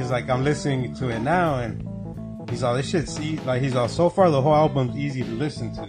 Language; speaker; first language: English; native; English